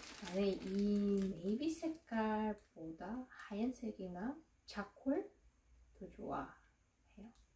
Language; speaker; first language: Korean; non-native, fluent; Russian